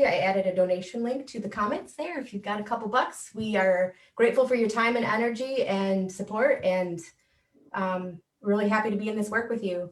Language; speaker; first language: English; native; English